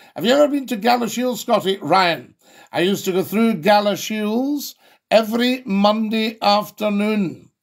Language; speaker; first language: English; native; English